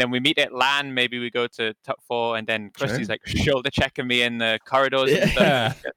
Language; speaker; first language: English; native; English